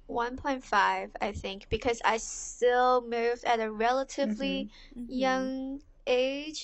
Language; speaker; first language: English; non-native, local second language; Cantonese